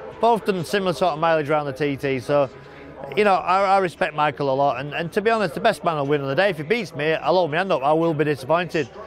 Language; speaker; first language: English; native; English